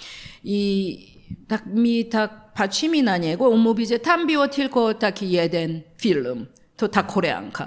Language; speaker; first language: Polish; non-native, learner; Korean